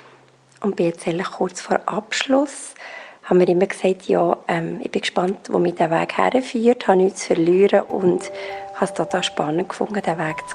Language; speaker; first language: German; native; German